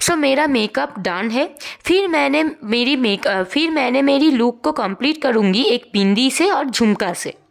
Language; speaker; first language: Hindi; non-native, local second language; Bangla